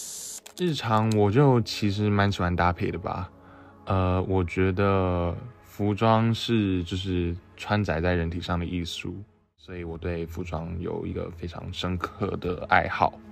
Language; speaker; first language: Chinese; native; Chinese